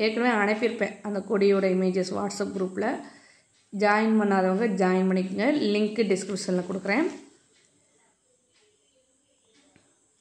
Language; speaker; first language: Tamil; native; Tamil